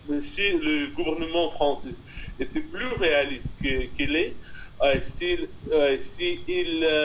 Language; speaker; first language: French; non-native, fluent; Russian